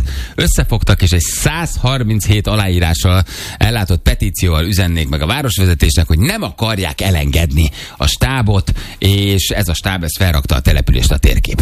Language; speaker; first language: Hungarian; native; Hungarian